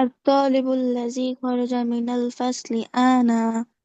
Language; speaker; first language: Arabic; non-native, learner; Bangla